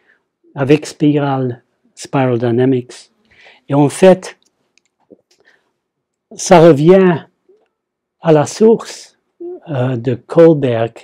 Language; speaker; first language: French; non-native, fluent; English